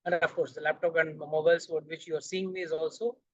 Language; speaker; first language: English; non-native, local second language; Hindi